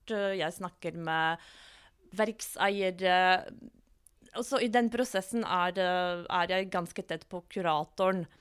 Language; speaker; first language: Norwegian; non-native, fluent; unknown